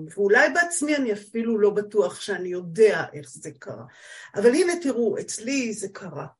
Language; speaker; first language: Hebrew; native; Hebrew